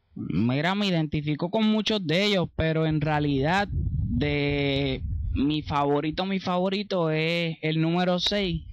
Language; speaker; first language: Spanish; native; Spanish